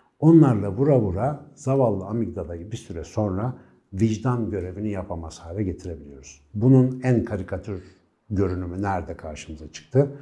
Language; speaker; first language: Turkish; native; Turkish